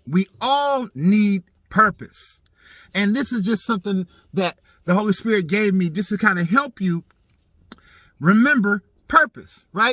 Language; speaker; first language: English; native; English